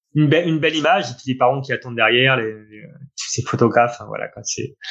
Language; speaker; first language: French; native; French